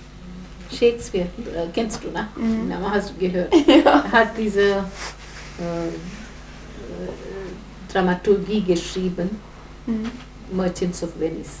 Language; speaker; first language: German; non-native, fluent; Gujarati